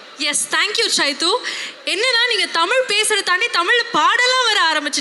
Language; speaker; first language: Tamil; native; Tamil